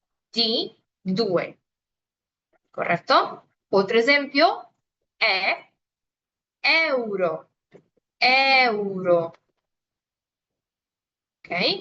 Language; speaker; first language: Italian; non-native, fluent; Spanish